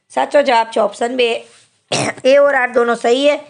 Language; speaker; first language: Hindi; non-native, local second language; Gujarati